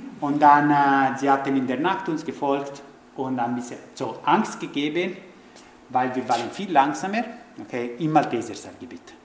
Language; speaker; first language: German; non-native, fluent; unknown